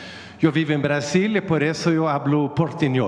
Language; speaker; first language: Spanish; non-native, fluent; Swedish